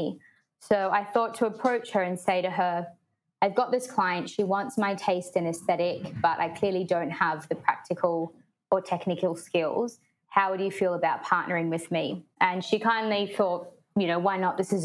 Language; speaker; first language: English; native; English